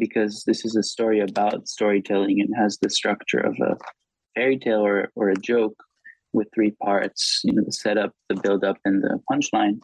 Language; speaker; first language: English; non-native, fluent; Hebrew